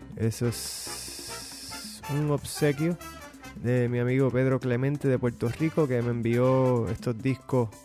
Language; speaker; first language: Spanish; native; Spanish